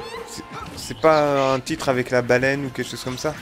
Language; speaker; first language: French; native; French